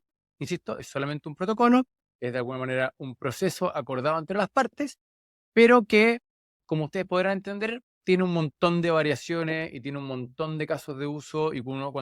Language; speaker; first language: Spanish; native; Spanish